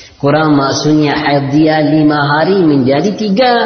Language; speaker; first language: Indonesian; non-native, learner; Arabic